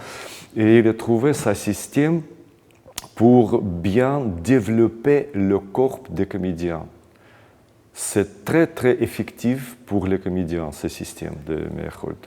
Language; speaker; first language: French; non-native, fluent; Russian